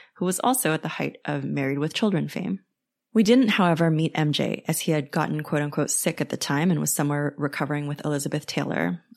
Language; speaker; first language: English; native; English